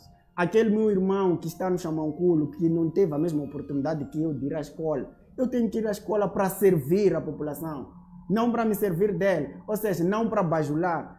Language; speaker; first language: Portuguese; native; Portuguese